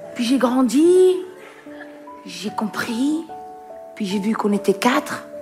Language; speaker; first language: French; native; French